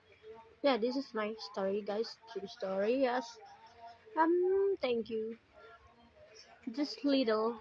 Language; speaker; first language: English; non-native, learner; Indonesian